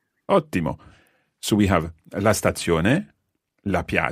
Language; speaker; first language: Italian; non-native, fluent; English